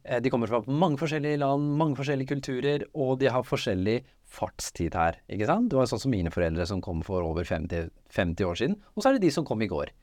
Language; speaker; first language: Norwegian; early bilingual, other home language; Urdu